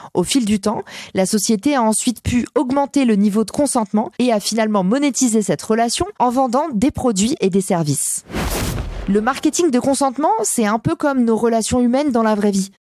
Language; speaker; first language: French; native; French